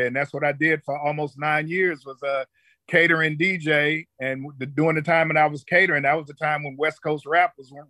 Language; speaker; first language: English; native; English